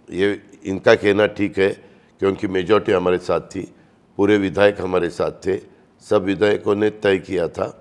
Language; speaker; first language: Hindi; non-native, local second language; Marathi